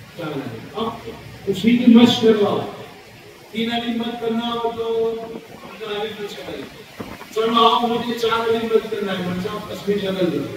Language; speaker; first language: Urdu; native; Urdu